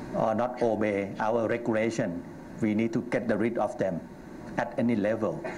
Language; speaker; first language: English; non-native, learner; Thai